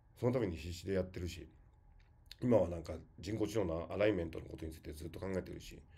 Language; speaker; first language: Japanese; native; Japanese